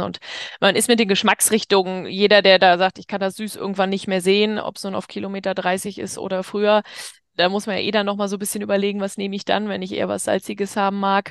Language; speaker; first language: German; native; German